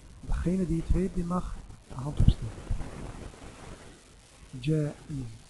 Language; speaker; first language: Dutch; non-native, fluent; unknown